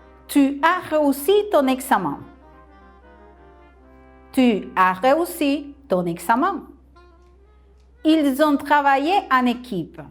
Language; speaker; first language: French; non-native, fluent; Spanish